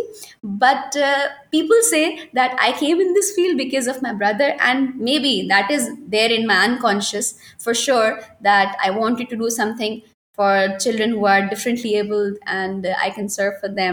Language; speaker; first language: English; non-native, local second language; Urdu